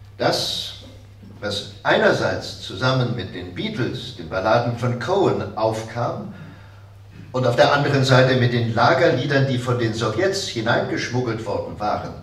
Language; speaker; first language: German; native; German